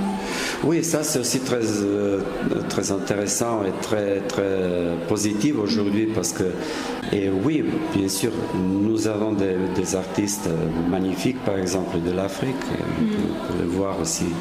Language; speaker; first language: French; non-native, fluent; Serbian